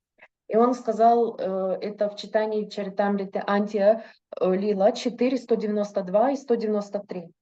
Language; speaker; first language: Russian; native; Russian